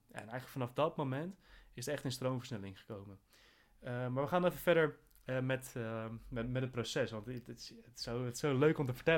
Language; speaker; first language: Dutch; native; Dutch